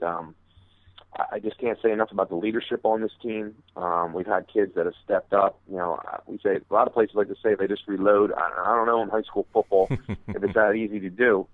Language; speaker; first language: English; native; English